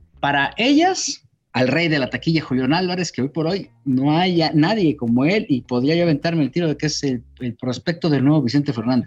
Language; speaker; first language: Spanish; native; Spanish